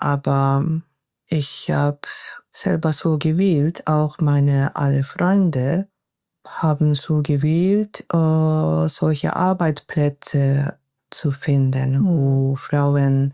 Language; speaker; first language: German; non-native, fluent; Japanese